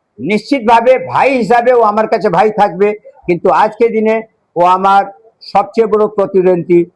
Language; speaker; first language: Bangla; non-native, local second language; Hindi